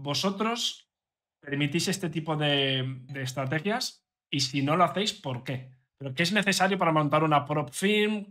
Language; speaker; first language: Spanish; native; Spanish